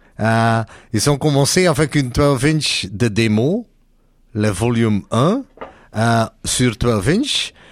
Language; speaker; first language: French; non-native, local second language; Dutch